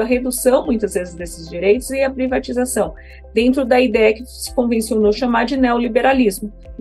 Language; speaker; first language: Portuguese; native; Portuguese